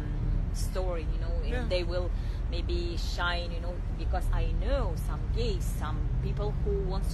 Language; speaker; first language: English; non-native, learner; Russian